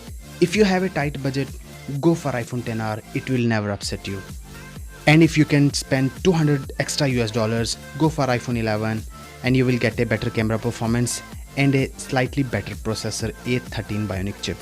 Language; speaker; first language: English; non-native, local second language; Urdu